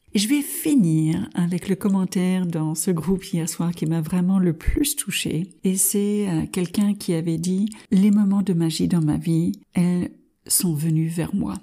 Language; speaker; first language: French; non-native, fluent; English